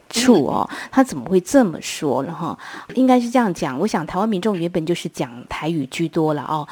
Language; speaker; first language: Chinese; non-native, local second language; Min Nan Chinese